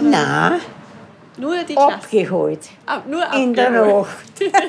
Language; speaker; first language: German; native; German